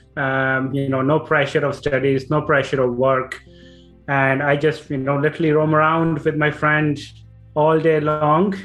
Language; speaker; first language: English; non-native, local second language; Punjabi